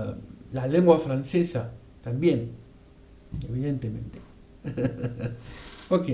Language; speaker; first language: Spanish; non-native, fluent; French